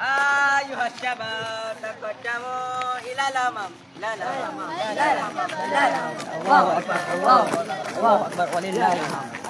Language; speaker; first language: Arabic; non-native, learner; Malay